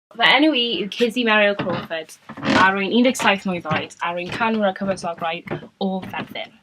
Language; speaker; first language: Welsh; non-native, local second language; English